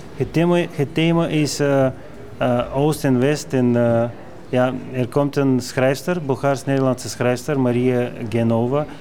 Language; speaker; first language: Dutch; non-native, fluent; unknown